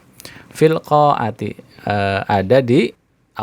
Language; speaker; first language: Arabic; non-native, fluent; Indonesian